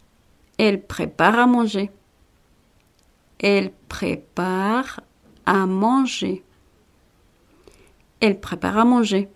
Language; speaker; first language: French; non-native, fluent; Spanish